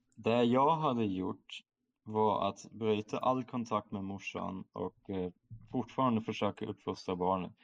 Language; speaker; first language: Swedish; early bilingual, other home language; German